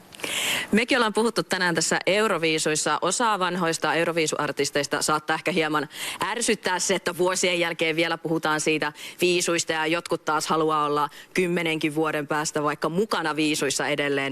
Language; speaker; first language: Finnish; native; Finnish